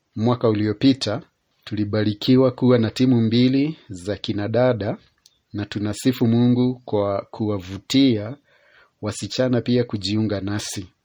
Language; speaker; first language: Swahili; non-native, local second language; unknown